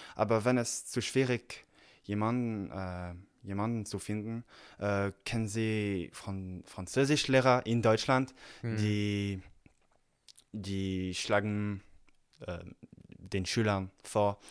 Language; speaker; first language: German; non-native, fluent; French